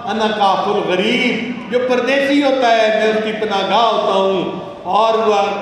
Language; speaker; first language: Urdu; non-native, local second language; Punjabi